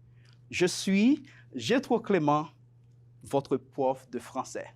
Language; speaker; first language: French; non-native, fluent; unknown